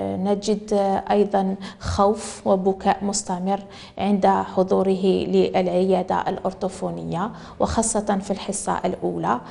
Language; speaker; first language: Arabic; native; Arabic